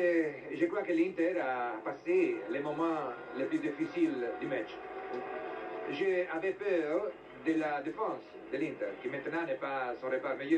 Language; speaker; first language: French; non-native, fluent; Italian